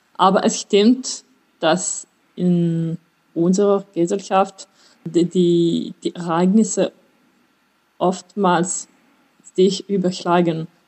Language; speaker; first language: German; non-native, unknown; French